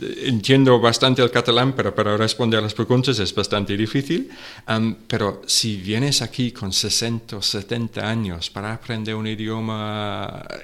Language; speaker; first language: Spanish; non-native, fluent; English